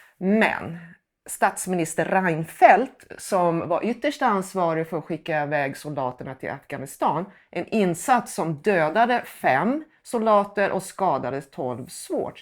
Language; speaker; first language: Swedish; native; Swedish